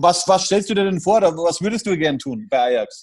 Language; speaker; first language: German; native; German